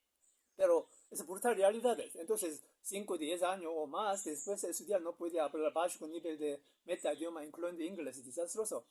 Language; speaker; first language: Spanish; non-native, learner; Korean